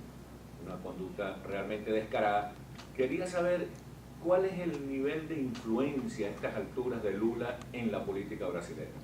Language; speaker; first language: Spanish; native; Spanish